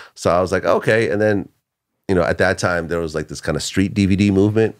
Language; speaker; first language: English; early bilingual, other home language; Russian